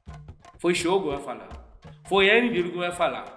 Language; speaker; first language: Portuguese; non-native, learner; Yoruba